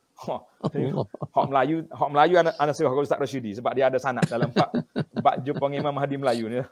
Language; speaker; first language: Malay; native; Malay